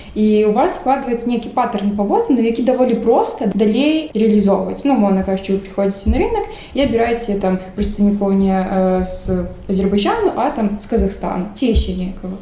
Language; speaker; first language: Belarusian; non-native, local second language; Russian